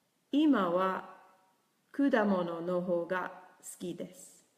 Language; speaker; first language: Japanese; non-native, learner; English